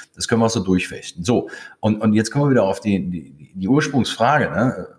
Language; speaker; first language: German; native; German